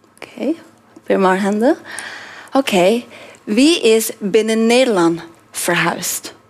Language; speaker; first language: Dutch; non-native, fluent; Norwegian